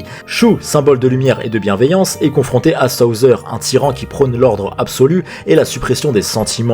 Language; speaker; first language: French; native; French